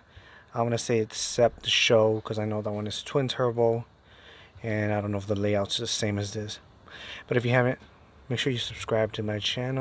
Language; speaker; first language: English; native; English